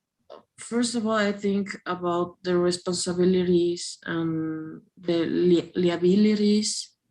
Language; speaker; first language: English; non-native, learner; Spanish